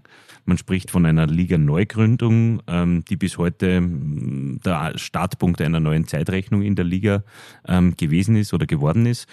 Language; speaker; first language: German; native; German